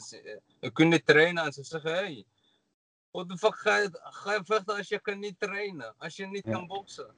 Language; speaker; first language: Dutch; non-native, learner; Arabic